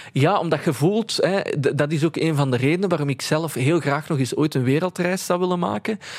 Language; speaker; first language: Dutch; early bilingual, other home language; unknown